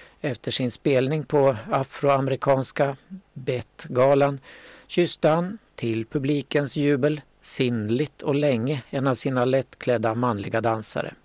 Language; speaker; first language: Swedish; native; Swedish